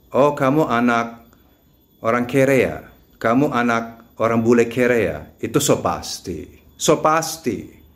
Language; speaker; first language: Indonesian; non-native, fluent; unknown